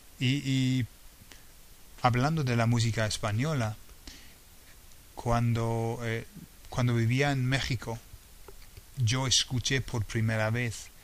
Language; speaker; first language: Spanish; non-native, fluent; English